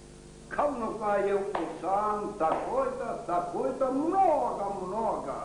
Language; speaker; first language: Russian; non-native, local second language; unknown